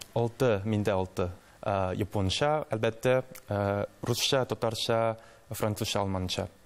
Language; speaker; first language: Tatar; non-native, learner; Japanese